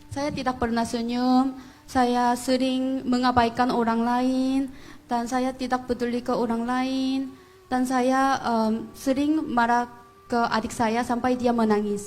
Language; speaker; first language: Indonesian; non-native, fluent; Korean